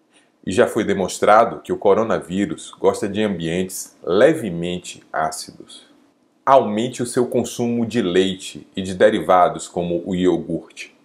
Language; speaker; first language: Portuguese; native; Portuguese